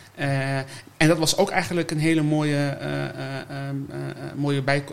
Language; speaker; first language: Dutch; native; Dutch